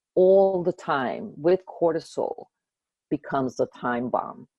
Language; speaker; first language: English; early bilingual, other home language; Spanish